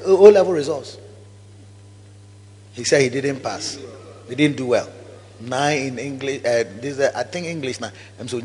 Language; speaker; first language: English; non-native, local second language; Akan